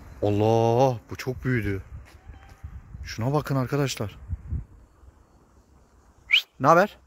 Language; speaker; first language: Turkish; native; Turkish